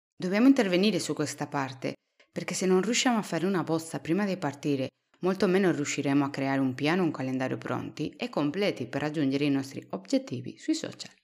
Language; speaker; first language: Italian; non-native, fluent; Spanish